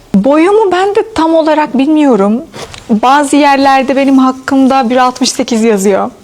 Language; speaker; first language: Turkish; non-native, fluent; Arabic